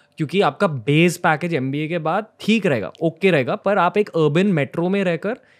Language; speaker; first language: Hindi; native; Hindi